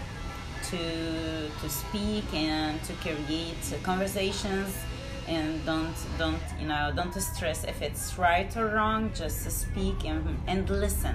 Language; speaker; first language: English; non-native, fluent; Arabic